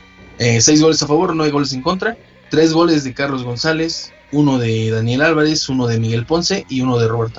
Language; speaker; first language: Spanish; native; Spanish